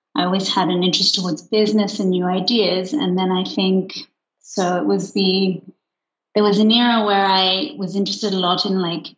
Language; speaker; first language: English; non-native, fluent; Luxembourgish